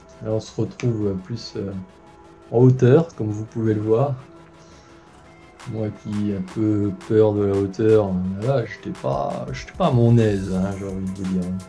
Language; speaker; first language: French; native; French